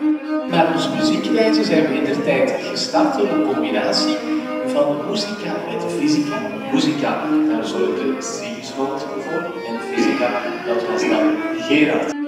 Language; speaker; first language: Dutch; native; Dutch